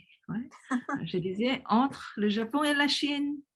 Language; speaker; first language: French; early bilingual, other home language; Korean